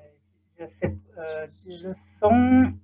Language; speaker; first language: French; native; French